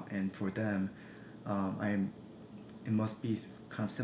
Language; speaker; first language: English; early bilingual, other home language; Korean